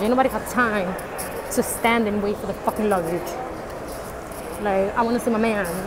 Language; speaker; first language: English; early bilingual, other home language; Spanish